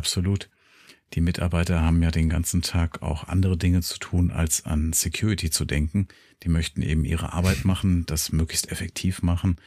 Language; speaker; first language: German; native; German